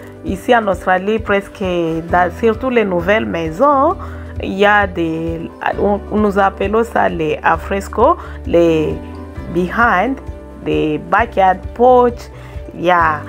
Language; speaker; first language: French; non-native, local second language; Swahili